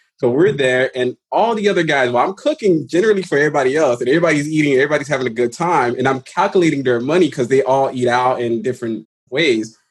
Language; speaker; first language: English; early bilingual, other home language; Haitian Creole